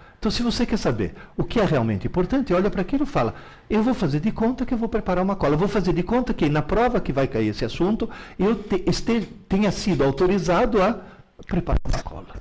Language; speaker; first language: Portuguese; early bilingual, other home language; Italian